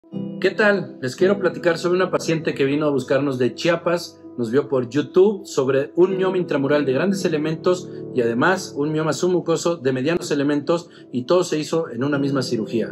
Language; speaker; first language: Spanish; native; Spanish